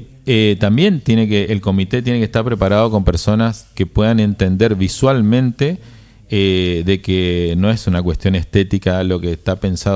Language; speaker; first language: Spanish; native; Spanish